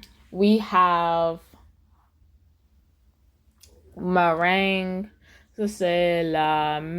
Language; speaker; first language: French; non-native, learner; English